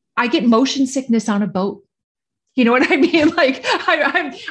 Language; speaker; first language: English; native; English